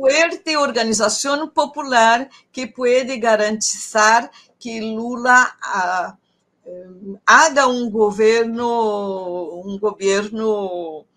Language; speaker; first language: Spanish; non-native, fluent; Portuguese